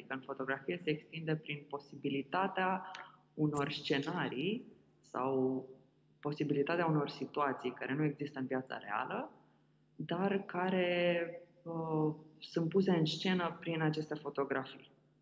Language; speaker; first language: Romanian; native; Romanian